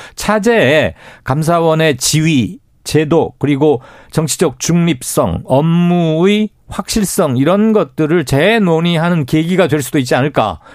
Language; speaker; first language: Korean; native; Korean